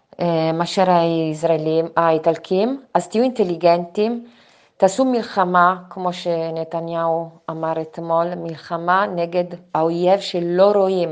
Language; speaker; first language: Hebrew; non-native, fluent; Italian